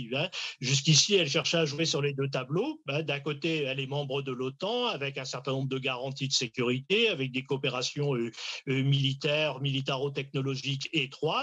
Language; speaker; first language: French; native; French